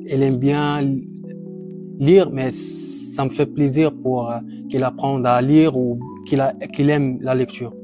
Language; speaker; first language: French; non-native, fluent; Arabic